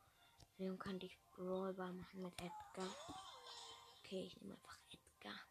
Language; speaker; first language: German; native; German